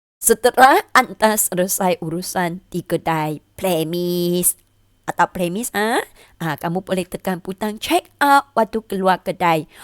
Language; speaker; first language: Malay; non-native, local second language; Chinese